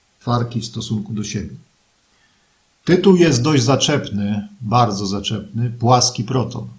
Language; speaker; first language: Polish; native; Polish